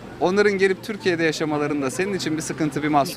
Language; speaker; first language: Turkish; native; Turkish